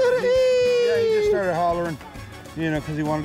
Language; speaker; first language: English; native; English